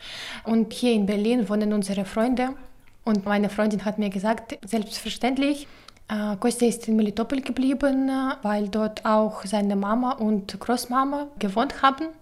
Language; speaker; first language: German; non-native, learner; Ukrainian